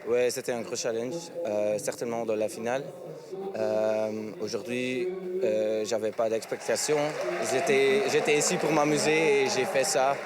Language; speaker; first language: French; non-native, local second language; Dutch